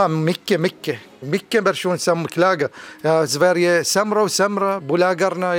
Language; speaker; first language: Swedish; non-native, learner; Arabic